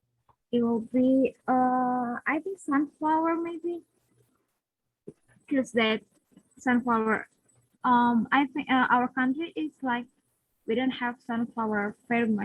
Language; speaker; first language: English; non-native, learner; Indonesian